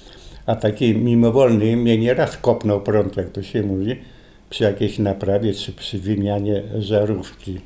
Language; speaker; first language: Polish; native; Polish